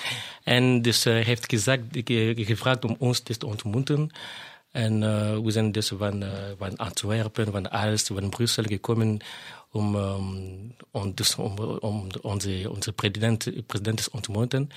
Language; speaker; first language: Dutch; non-native, fluent; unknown